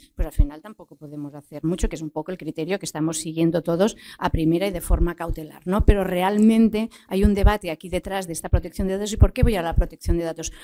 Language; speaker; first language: Spanish; non-native, local second language; Catalan